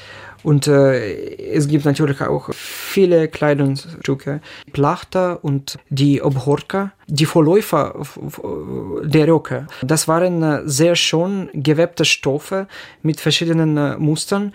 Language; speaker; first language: German; non-native, fluent; Ukrainian